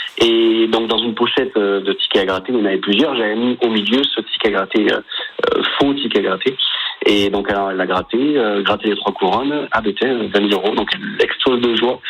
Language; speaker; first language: French; native; French